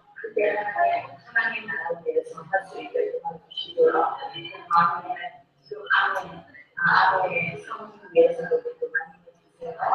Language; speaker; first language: Korean; non-native, learner; Vietnamese